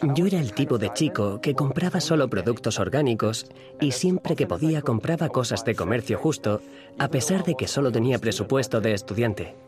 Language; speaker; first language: Spanish; non-native, fluent; German